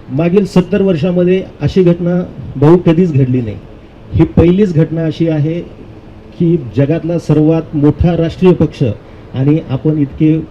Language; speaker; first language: Marathi; non-native, local second language; Lambadi